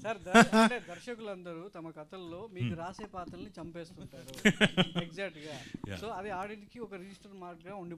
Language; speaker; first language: Telugu; native; Telugu